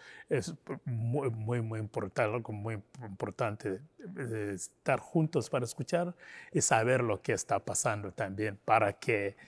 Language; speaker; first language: Spanish; non-native, fluent; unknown